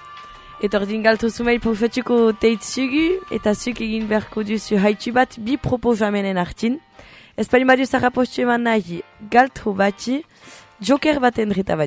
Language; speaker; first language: Basque; native; Basque